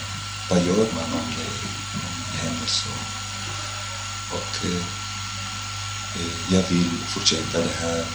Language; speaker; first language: Swedish; non-native, fluent; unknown